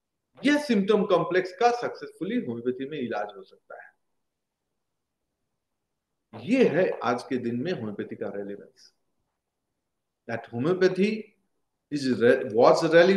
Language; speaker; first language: Hindi; native; Hindi